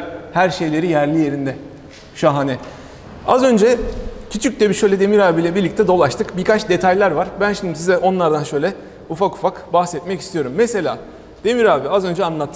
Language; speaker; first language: Turkish; native; Turkish